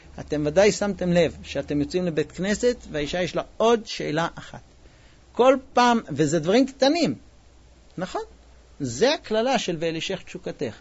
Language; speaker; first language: Hebrew; non-native, fluent; English